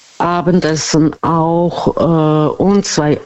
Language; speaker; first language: German; non-native, fluent; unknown